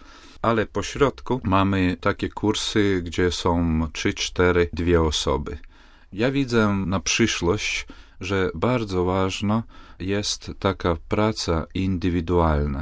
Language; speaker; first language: Polish; non-native, fluent; Latvian